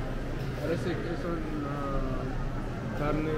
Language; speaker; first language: Spanish; non-native, learner; English